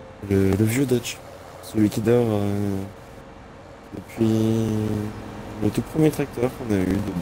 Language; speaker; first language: French; native; French